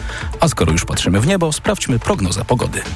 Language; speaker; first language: Polish; native; Polish